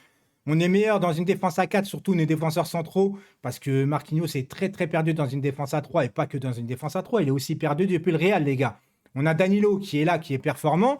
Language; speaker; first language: French; native; French